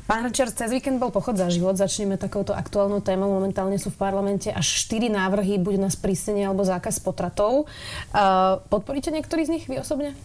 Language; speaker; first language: Slovak; native; Slovak